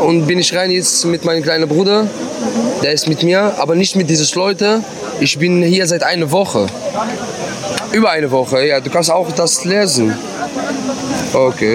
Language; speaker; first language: German; non-native, learner; Arabic